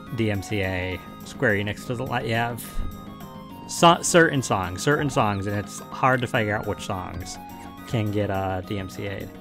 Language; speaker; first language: English; native; English